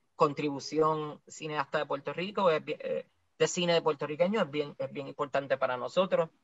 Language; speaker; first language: Spanish; native; Spanish